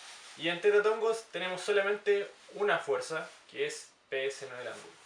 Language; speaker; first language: Spanish; native; Spanish